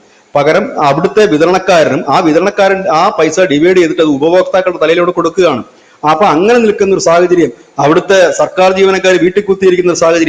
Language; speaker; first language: Malayalam; native; Malayalam